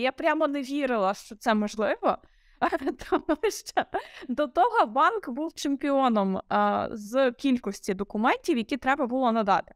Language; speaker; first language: Ukrainian; native; Ukrainian